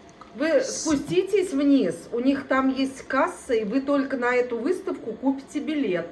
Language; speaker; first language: Russian; native; Russian